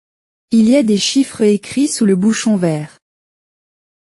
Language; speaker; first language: French; non-native, learner; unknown